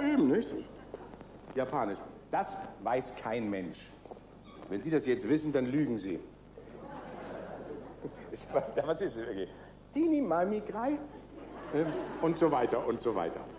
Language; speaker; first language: German; native; German